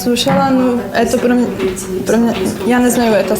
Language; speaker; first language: Russian; non-native, learner; Czech